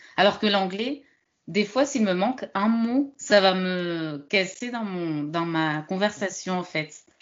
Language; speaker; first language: French; early bilingual, other home language; Spanish